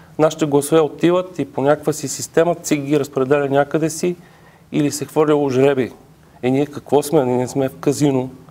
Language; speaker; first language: Bulgarian; native; Bulgarian